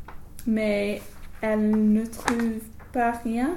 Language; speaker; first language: French; non-native, learner; English